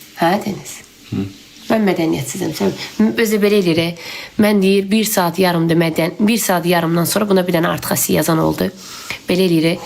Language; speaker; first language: Azerbaijani; native; Azerbaijani